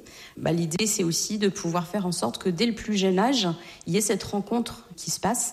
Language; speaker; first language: French; native; French